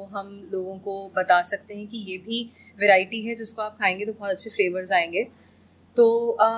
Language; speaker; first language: Hindi; native; Hindi